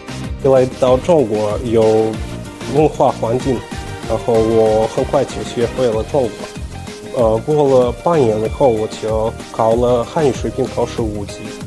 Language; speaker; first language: Chinese; non-native, fluent; Russian